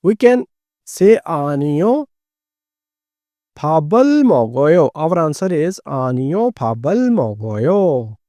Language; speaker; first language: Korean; non-native, fluent; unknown